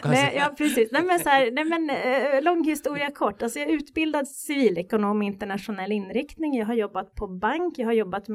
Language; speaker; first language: Swedish; native; Swedish